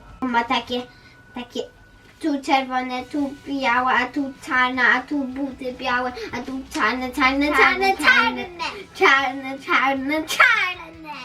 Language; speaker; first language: Polish; early bilingual, heritage; Polish